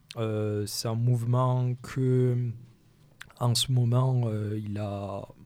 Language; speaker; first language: French; non-native, local second language; Italian